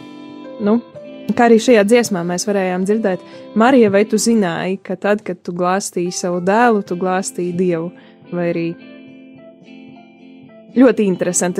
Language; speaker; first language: Latvian; native; Latvian